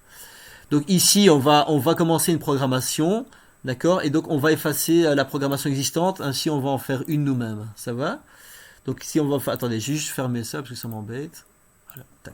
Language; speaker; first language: French; native; French